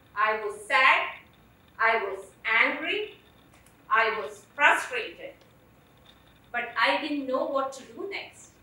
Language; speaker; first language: English; non-native, local second language; Malayalam